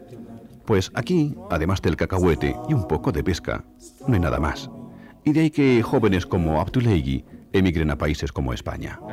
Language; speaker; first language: Spanish; native; Spanish